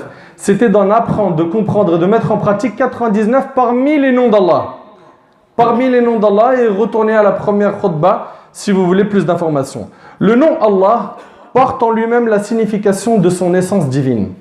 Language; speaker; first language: French; native; French